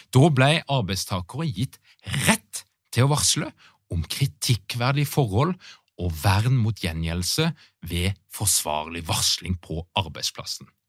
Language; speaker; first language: Norwegian; native; Norwegian